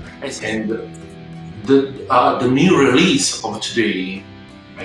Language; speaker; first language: English; non-native, learner; Italian